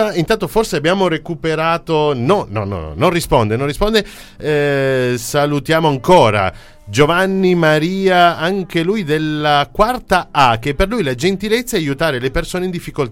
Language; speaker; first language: Italian; native; Italian